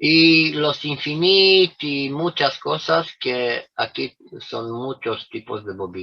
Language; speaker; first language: Spanish; non-native, fluent; Romanian